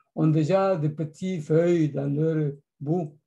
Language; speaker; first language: French; non-native, fluent; Spanish